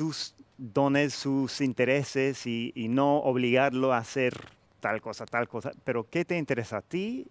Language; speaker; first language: Spanish; non-native, fluent; English